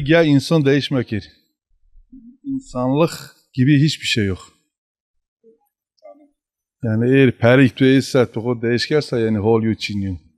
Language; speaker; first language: Turkish; non-native, local second language; Zaza